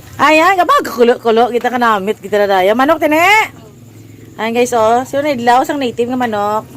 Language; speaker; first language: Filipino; native; Filipino